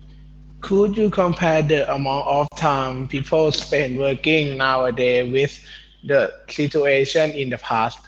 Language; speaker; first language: English; non-native, learner; Thai